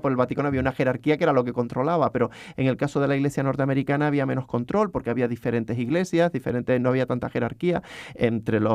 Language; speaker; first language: Spanish; native; Spanish